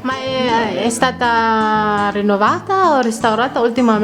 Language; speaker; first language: Italian; non-native, learner; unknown